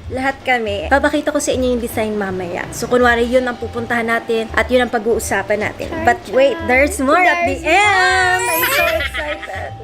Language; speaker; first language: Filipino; native; Filipino